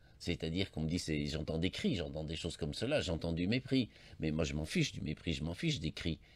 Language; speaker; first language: French; native; French